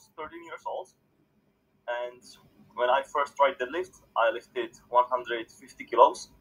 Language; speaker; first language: English; non-native, fluent; Czech